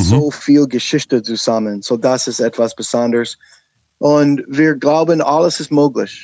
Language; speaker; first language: German; non-native, learner; English